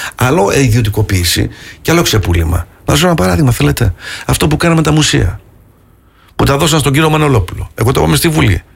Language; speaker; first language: Greek; early bilingual, heritage; Greek